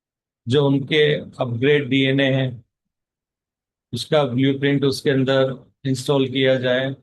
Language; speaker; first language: Hindi; native; Hindi